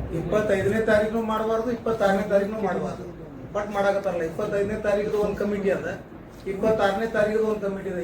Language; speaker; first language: Kannada; non-native, local second language; Urdu